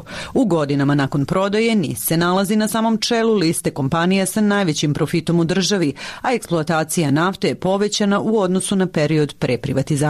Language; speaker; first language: Serbian; native; Serbian